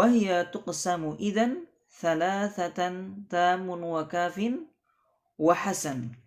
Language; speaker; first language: Arabic; non-native, fluent; Indonesian